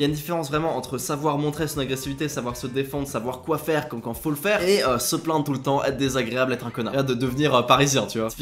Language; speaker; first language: French; native; French